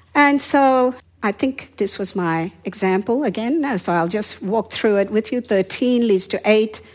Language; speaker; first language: English; non-native, fluent; Hindi